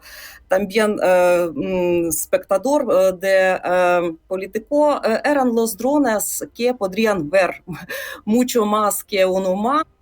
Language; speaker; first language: Spanish; non-native, fluent; Ukrainian